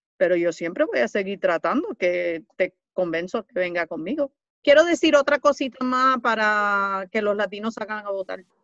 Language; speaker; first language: Spanish; early bilingual, heritage; Spanish